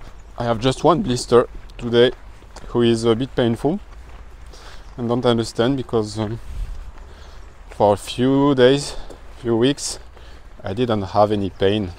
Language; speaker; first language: English; non-native, fluent; French